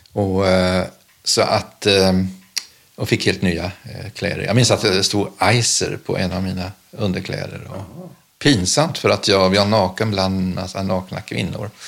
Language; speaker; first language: Swedish; early bilingual, other home language; German